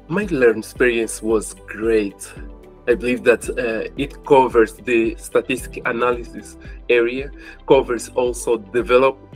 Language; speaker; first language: English; non-native, fluent; Portuguese